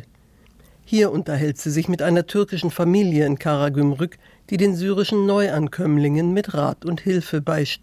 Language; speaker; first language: German; native; German